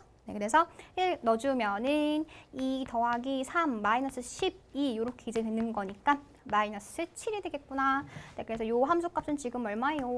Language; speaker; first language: Korean; native; Korean